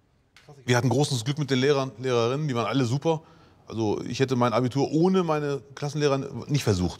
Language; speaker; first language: German; early bilingual, other home language; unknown